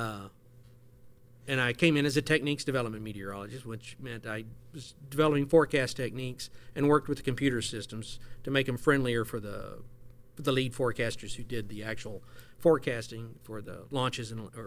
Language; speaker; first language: English; native; English